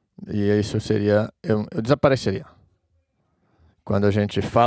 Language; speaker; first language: Portuguese; non-native, fluent; English